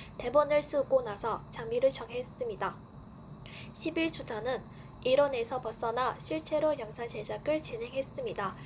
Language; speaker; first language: Korean; non-native, fluent; Vietnamese